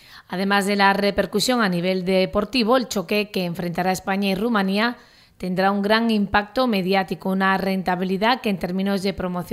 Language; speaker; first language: Spanish; native; Spanish